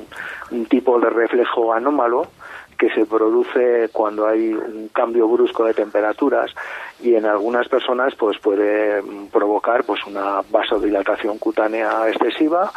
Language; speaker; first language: Spanish; native; Spanish